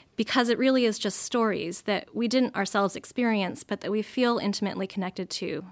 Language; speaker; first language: English; native; English